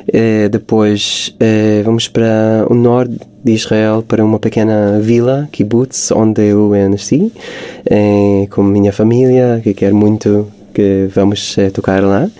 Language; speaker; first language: Portuguese; non-native, fluent; Hebrew